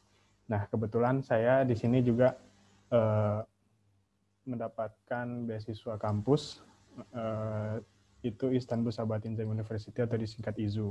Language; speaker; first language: Indonesian; native; Indonesian